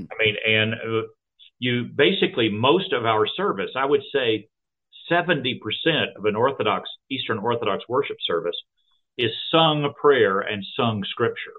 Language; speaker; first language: English; native; English